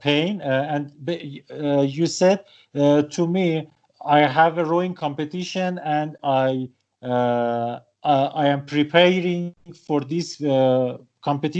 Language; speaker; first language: English; non-native, learner; Persian